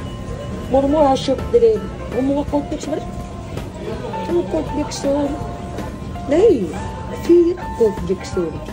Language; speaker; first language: Swedish; non-native, fluent; Filipino